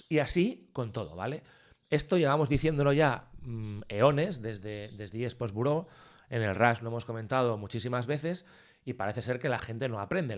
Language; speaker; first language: Spanish; native; Spanish